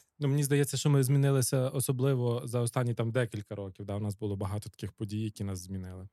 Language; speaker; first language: Ukrainian; native; Ukrainian